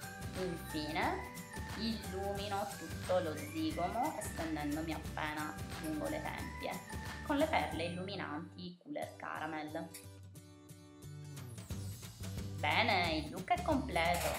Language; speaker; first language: Italian; native; Italian